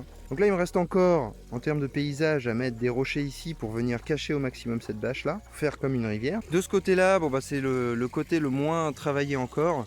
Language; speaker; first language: French; native; French